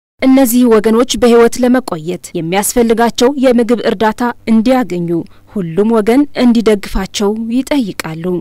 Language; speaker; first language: Amharic; non-native, local second language; Tigrinya